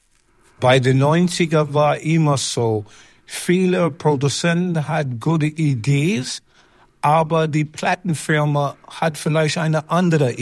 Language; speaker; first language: German; non-native, learner; English